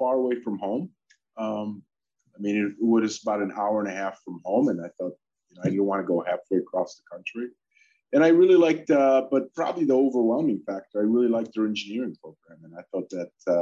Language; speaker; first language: English; early bilingual, other home language; Polish